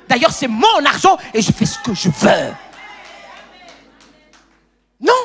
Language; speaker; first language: French; native; French